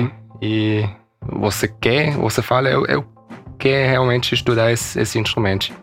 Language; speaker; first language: Portuguese; early bilingual, heritage; Portuguese